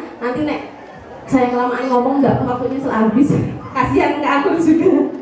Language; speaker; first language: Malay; non-native, local second language; Javanese